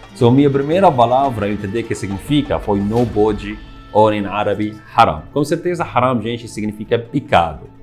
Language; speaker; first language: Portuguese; non-native, learner; Arabic